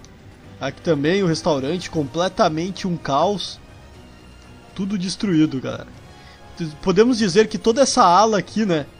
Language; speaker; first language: Portuguese; native; Portuguese